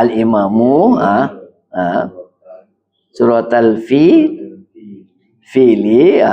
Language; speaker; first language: Arabic; non-native, fluent; Malay